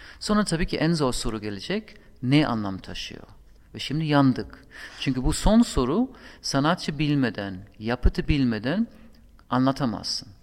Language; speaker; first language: Turkish; non-native, fluent; German